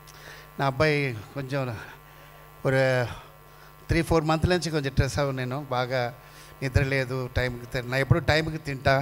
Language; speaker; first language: Telugu; non-native, fluent; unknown